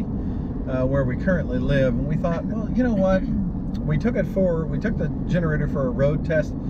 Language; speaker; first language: English; native; English